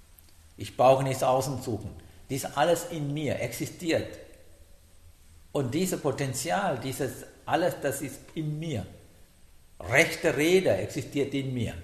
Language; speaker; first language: German; non-native, learner; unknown